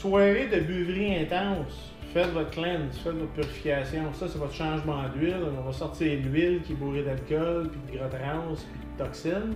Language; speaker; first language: French; native; French